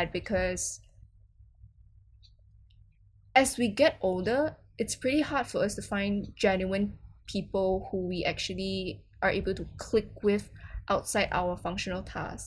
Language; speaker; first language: English; non-native, local second language; Chinese